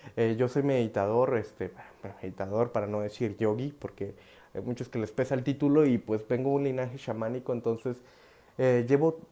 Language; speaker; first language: Spanish; native; Spanish